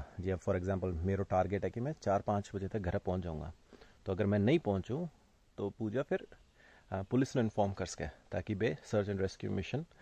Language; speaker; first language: Hindi; native; Hindi